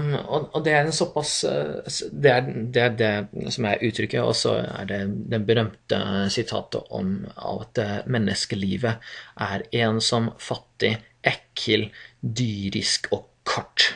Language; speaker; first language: Norwegian; non-native, fluent; English